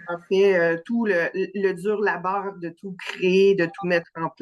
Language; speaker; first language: French; native; French